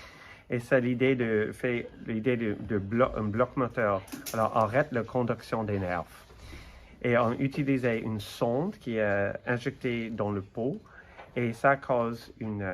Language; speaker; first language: French; non-native, fluent; English